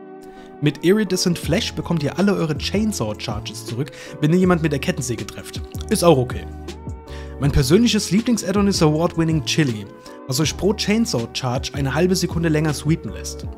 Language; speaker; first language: German; native; German